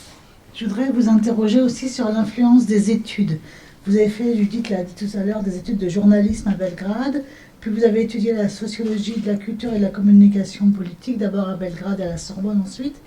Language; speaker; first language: French; native; French